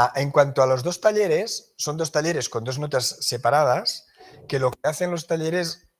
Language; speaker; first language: Spanish; non-native, local second language; Catalan